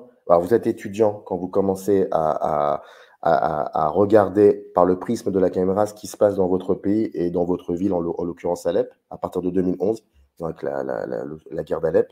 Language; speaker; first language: French; native; French